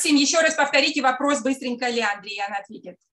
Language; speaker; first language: Russian; native; Russian